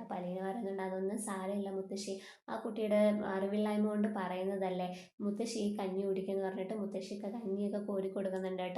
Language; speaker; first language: Malayalam; native; Malayalam